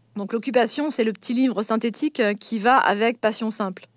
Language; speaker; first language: French; native; French